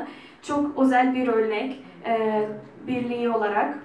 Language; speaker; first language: Turkish; non-native, fluent; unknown